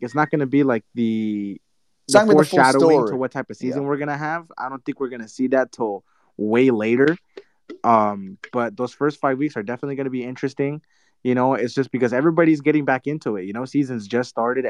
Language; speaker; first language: English; native; English